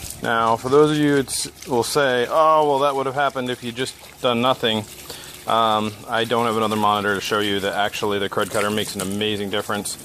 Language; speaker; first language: English; native; English